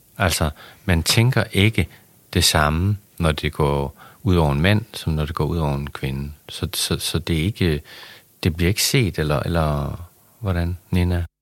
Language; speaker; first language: Danish; native; Danish